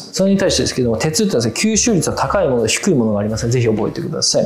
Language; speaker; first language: Japanese; native; Japanese